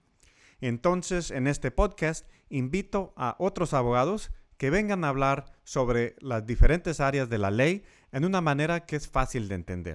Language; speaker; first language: Spanish; early bilingual, heritage; English